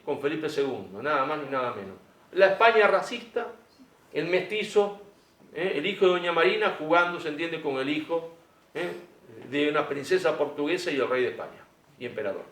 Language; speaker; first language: Spanish; native; Spanish